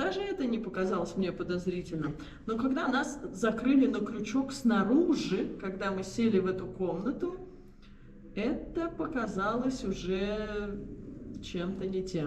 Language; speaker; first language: Russian; native; Russian